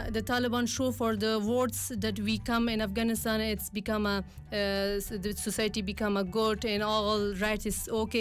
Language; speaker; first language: English; non-native, learner; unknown